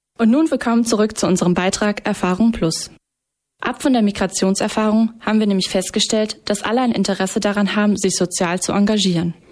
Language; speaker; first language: German; native; German